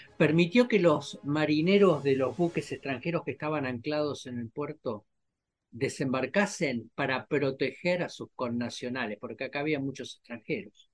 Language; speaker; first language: Spanish; native; Spanish